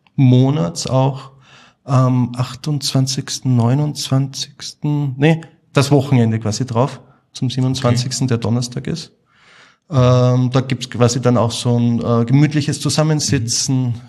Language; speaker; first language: German; native; German